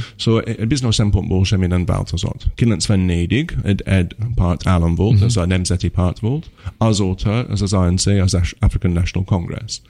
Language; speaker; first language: Hungarian; non-native, fluent; English